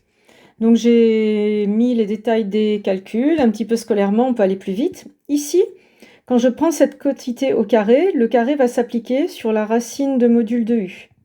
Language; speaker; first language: French; native; French